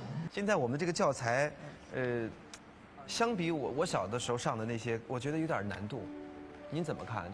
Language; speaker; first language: Chinese; native; Chinese